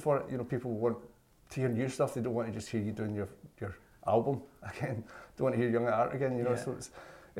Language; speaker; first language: English; native; English